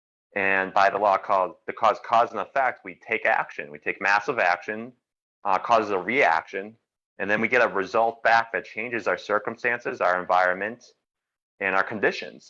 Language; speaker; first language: English; native; English